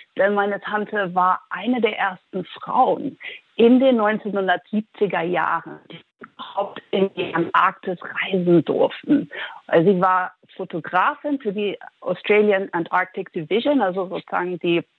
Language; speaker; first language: German; early bilingual, heritage; Dutch